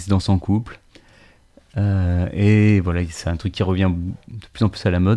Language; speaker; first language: French; native; French